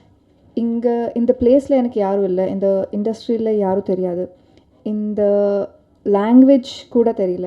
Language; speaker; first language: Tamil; non-native, learner; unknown